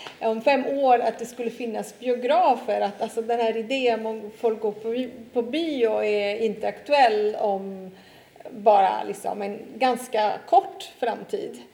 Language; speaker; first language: Swedish; non-native, fluent; Italian